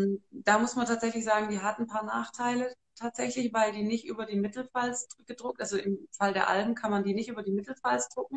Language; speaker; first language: German; native; German